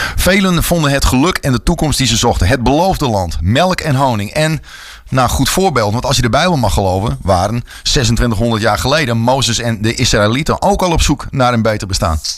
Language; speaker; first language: Dutch; native; Dutch